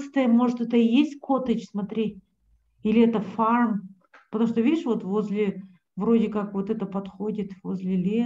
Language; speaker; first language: Russian; native; Russian